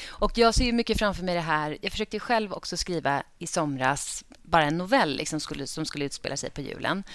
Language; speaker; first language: Swedish; native; Swedish